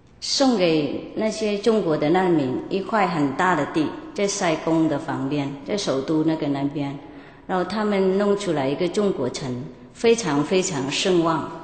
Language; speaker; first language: Chinese; non-native, fluent; Vietnamese